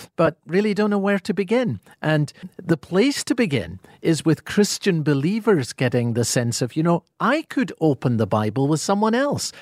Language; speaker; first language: English; native; English